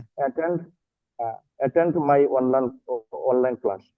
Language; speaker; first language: English; non-native, learner; Bangla